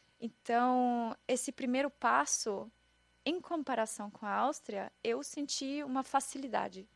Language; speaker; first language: Portuguese; non-native, fluent; German